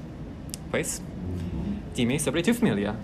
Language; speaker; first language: Spanish; non-native, learner; English